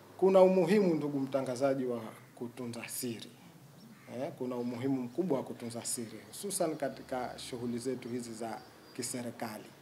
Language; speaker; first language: Swahili; native; Swahili